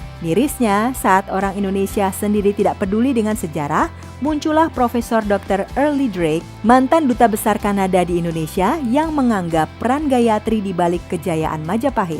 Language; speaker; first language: Indonesian; native; Indonesian